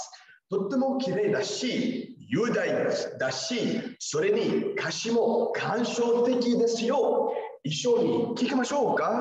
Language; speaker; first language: Japanese; non-native, learner; English